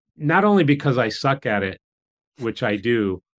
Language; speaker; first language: English; native; English